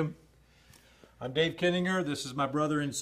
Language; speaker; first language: English; native; English